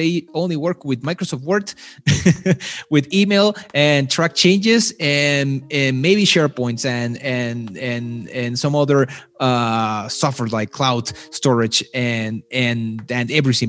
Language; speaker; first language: English; non-native, fluent; Spanish